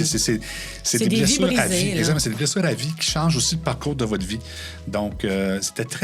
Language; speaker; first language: French; native; French